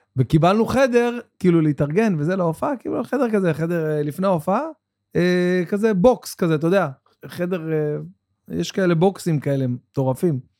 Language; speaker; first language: Hebrew; native; Hebrew